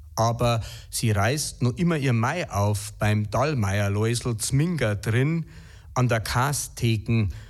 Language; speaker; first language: German; native; German